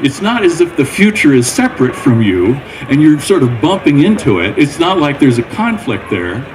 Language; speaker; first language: English; native; English